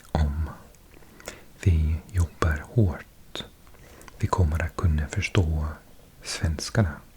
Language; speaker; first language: Swedish; non-native, learner; English